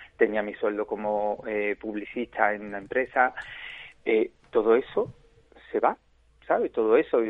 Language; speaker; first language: Spanish; native; Spanish